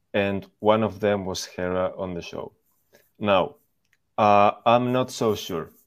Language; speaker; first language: English; non-native, fluent; Spanish